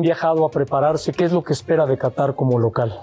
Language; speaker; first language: Spanish; native; Spanish